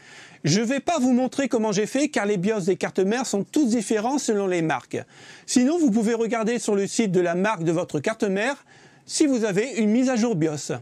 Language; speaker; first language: French; native; French